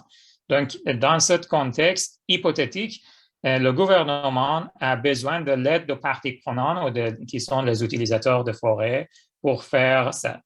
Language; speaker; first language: French; non-native, fluent; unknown